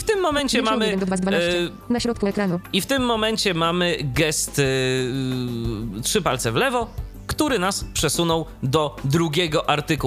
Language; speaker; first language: Polish; native; Polish